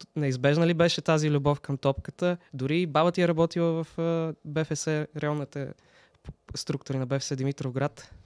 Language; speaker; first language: Bulgarian; native; Bulgarian